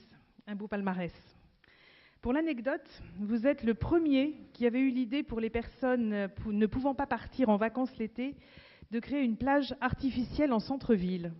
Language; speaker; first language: French; native; French